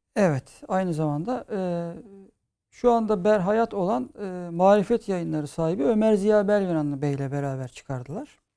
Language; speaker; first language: Turkish; native; Turkish